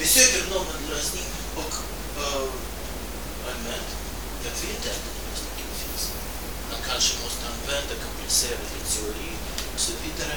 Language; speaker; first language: Swedish; non-native, fluent; Russian